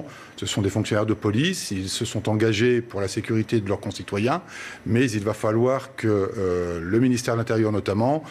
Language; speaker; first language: French; native; French